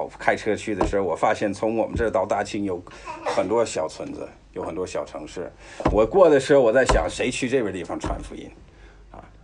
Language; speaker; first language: Chinese; non-native, fluent; English